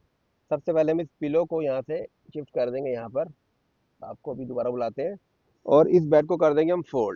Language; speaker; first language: Hindi; native; Hindi